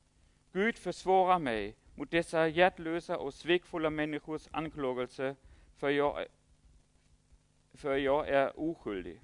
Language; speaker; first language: Swedish; non-native, fluent; German